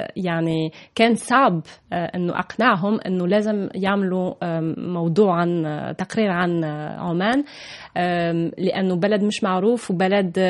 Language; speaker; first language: Arabic; non-native, fluent; French